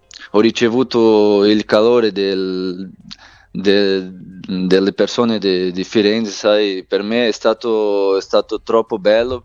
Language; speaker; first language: Italian; non-native, fluent; Portuguese